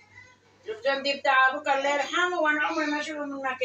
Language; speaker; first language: Arabic; native; Arabic